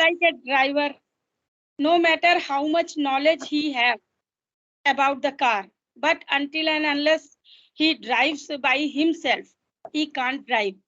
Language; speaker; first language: English; non-native, local second language; Hindi